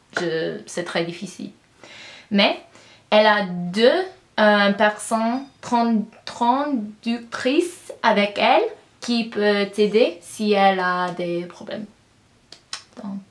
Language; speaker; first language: French; non-native, learner; English